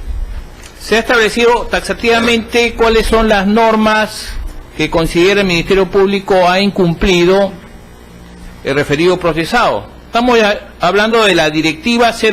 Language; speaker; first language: Spanish; native; Spanish